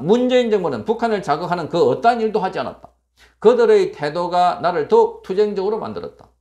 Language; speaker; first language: Korean; native; Korean